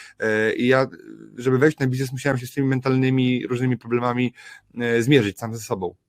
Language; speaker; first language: Polish; native; Polish